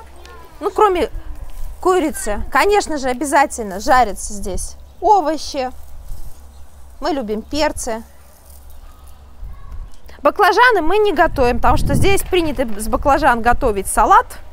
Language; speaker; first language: Russian; native; Russian